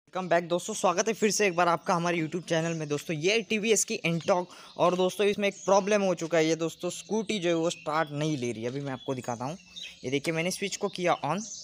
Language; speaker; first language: Hindi; non-native, local second language; Marathi